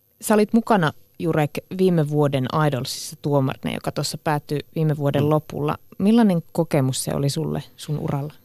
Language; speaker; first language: Finnish; native; Finnish